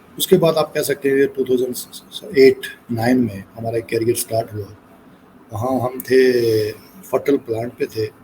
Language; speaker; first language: Urdu; non-native, local second language; Punjabi